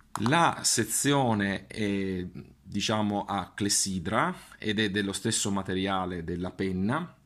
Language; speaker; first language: Italian; native; Italian